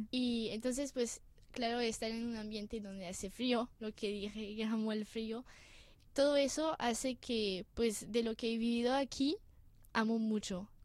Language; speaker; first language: Spanish; non-native, local second language; French